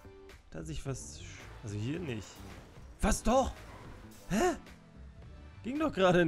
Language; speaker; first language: German; native; German